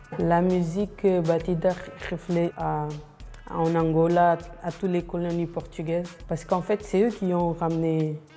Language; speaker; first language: French; non-native, fluent; Portuguese